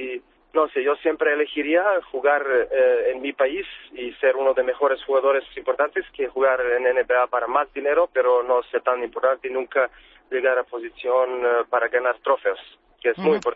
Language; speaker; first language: Spanish; non-native, fluent; Serbian